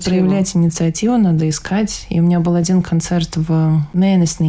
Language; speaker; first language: Russian; native; Russian